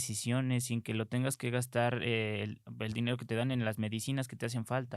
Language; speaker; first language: Spanish; native; Spanish